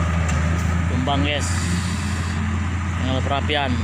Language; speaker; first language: Indonesian; native; Indonesian